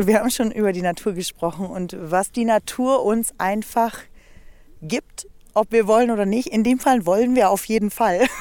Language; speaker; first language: German; native; German